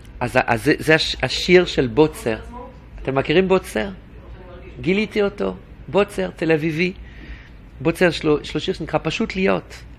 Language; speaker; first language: Hebrew; non-native, fluent; French